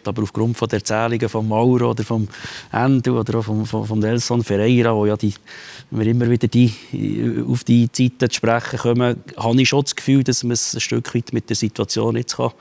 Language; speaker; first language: German; native; German